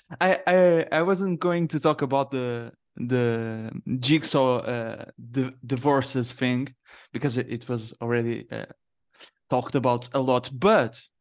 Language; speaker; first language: English; non-native, learner; Portuguese